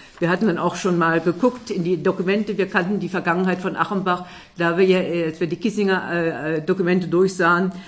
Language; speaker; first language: German; native; German